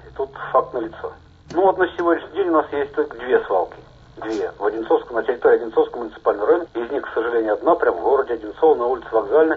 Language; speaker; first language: Russian; native; Russian